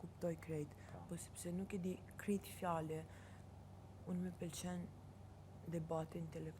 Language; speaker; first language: Albanian; non-native, learner; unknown